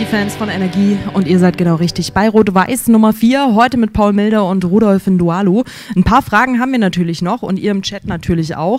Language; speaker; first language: German; native; German